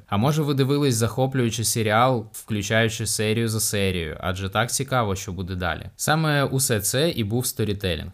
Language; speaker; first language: Ukrainian; native; Ukrainian